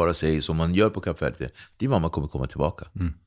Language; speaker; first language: Swedish; early bilingual, other home language; Kabuverdianu